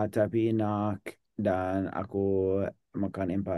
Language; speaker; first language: Indonesian; non-native, learner; English